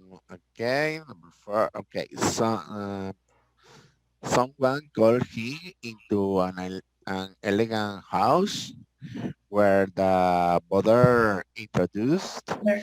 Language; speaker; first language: English; non-native, learner; Spanish